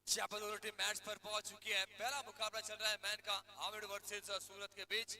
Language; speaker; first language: Hindi; non-native, local second language; Gujarati